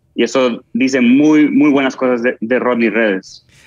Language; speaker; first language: Spanish; native; Spanish